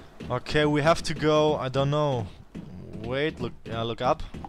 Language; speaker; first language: English; non-native, learner; German